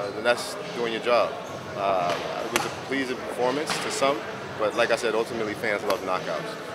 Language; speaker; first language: English; native; English